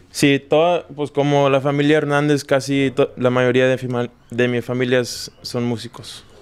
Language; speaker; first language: Spanish; native; Spanish